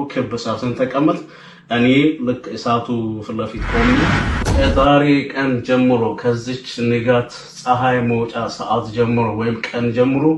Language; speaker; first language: Amharic; non-native, local second language; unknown